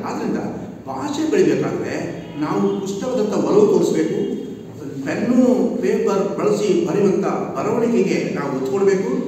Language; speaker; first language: Kannada; non-native, local second language; Kodava